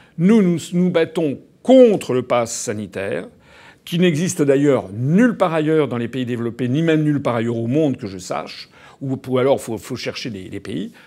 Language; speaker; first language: French; native; French